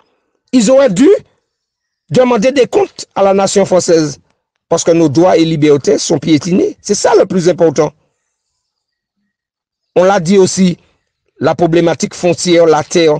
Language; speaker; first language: French; native; French